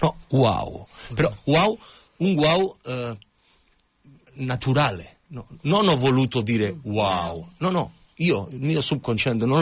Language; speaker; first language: Italian; non-native, fluent; Catalan